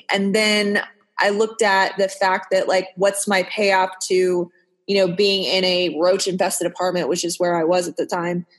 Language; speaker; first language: English; native; English